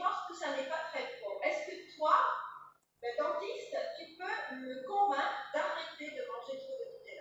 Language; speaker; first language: French; native; French